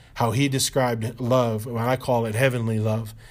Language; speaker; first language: English; native; English